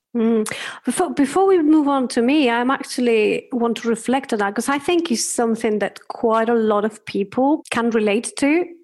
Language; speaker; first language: English; non-native, fluent; Spanish